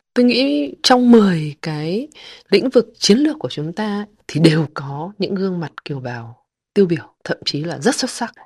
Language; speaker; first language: Vietnamese; native; Vietnamese